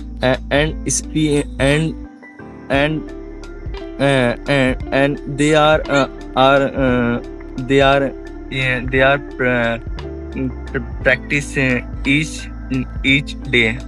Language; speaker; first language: English; non-native, learner; Hindi